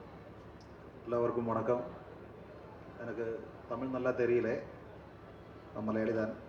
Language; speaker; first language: Tamil; non-native, learner; Malayalam